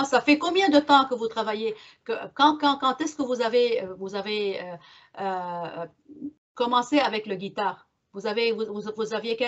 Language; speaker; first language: French; non-native, local second language; Arabic